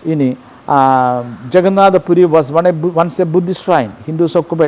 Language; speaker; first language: English; non-native, local second language; Malayalam